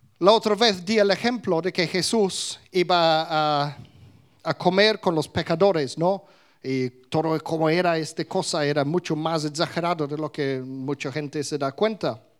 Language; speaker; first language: Spanish; non-native, fluent; English